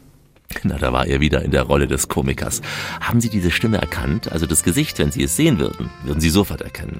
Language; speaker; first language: German; native; German